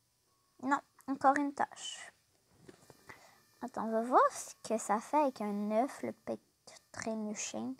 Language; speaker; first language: French; native; French